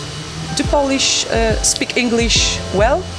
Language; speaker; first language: English; non-native, fluent; Polish